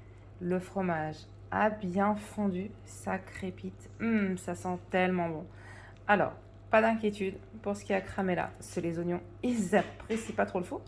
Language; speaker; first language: French; native; French